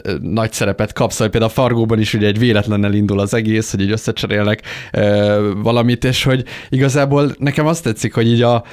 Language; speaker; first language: Hungarian; native; Hungarian